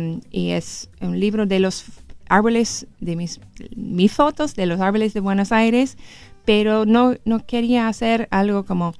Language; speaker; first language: Spanish; non-native, learner; English